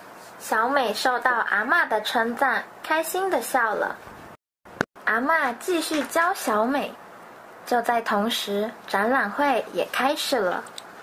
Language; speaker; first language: Chinese; native; Chinese